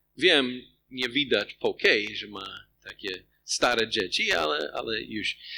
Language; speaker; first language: Polish; non-native, fluent; English